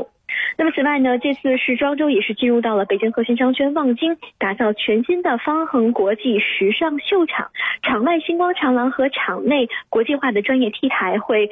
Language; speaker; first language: Chinese; native; Chinese